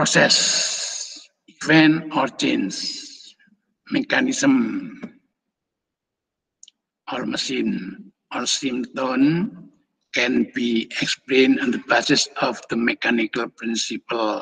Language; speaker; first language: English; non-native, fluent; Indonesian